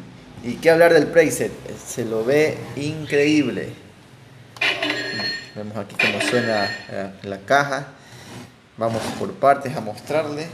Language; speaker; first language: Spanish; native; Spanish